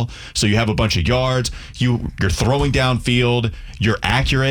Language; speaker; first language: English; native; English